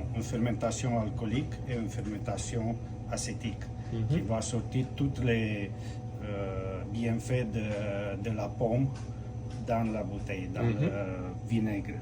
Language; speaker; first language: French; non-native, fluent; Romanian